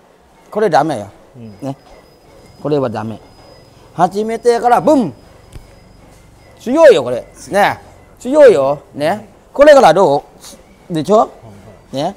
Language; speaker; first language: Japanese; non-native, learner; Thai